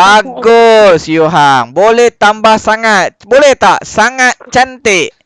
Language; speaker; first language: Malay; native; Malay